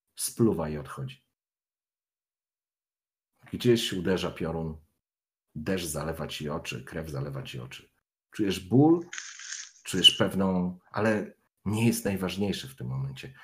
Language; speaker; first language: Polish; native; Polish